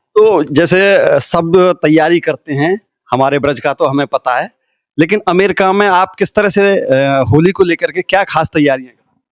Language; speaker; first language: Hindi; native; Hindi